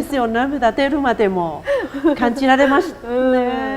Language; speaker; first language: Japanese; non-native, fluent; Chinese